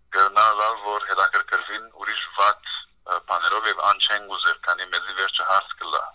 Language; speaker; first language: Armenian; early bilingual, heritage; Armenian